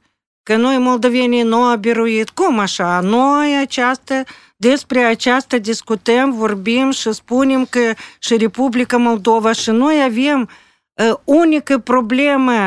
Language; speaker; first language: Romanian; non-native, local second language; Russian